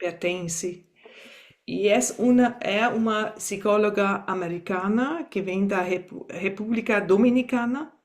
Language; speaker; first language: Portuguese; non-native, fluent; German